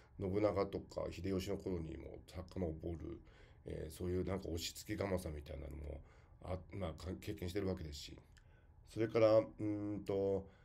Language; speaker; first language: Japanese; native; Japanese